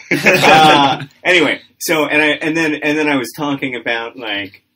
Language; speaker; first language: English; native; English